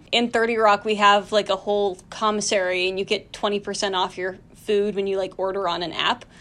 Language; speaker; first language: English; native; English